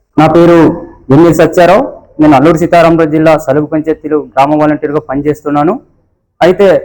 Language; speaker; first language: Telugu; native; Telugu